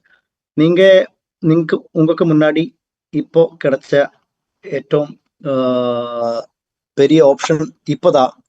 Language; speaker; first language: Tamil; non-native, learner; Malayalam